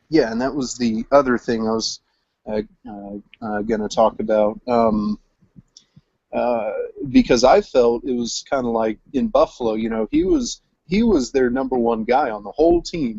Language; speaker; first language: English; native; English